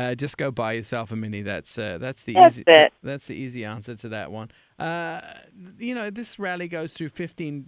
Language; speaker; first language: English; native; English